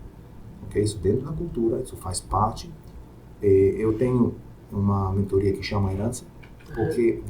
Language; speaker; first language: Portuguese; non-native, fluent; Hebrew